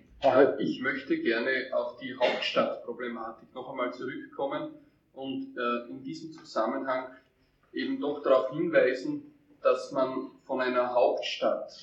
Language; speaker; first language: German; native; German